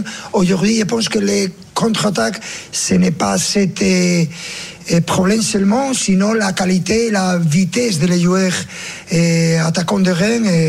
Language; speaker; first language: French; non-native, learner; Spanish